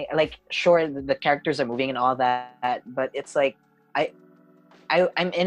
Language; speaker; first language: English; non-native, local second language; Cebuano